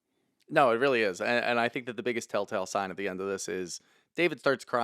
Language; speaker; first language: English; native; English